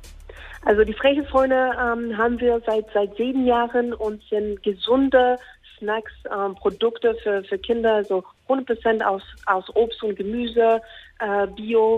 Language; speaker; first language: German; non-native, fluent; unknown